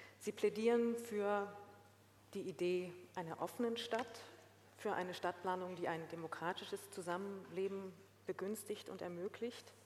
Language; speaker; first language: German; native; German